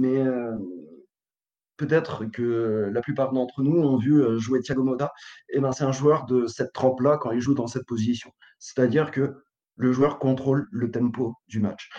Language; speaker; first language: French; native; French